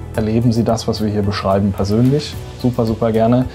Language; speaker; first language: German; native; German